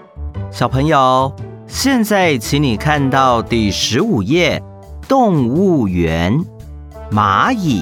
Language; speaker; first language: Chinese; native; Chinese